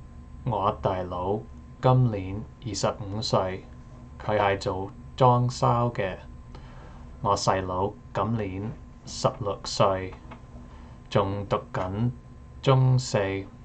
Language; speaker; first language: Cantonese; non-native, learner; English